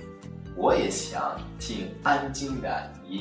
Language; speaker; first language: Chinese; non-native, learner; Swahili